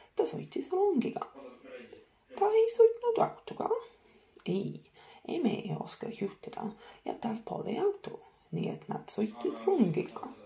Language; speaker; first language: Estonian; non-native, learner; English